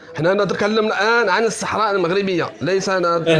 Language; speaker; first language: Arabic; native; Arabic